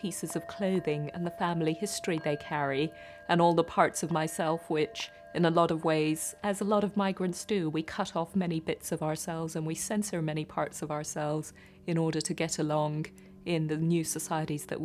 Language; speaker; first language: English; non-native, local second language; Gujarati